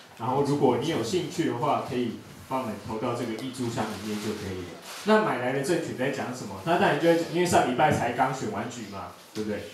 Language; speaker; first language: Chinese; native; Chinese